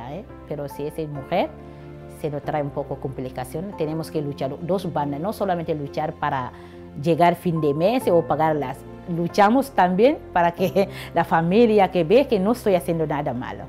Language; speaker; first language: Spanish; non-native, learner; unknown